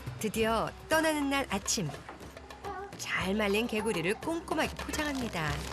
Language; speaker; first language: Korean; native; Korean